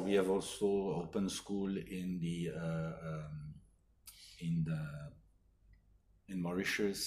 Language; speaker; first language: English; non-native, fluent; French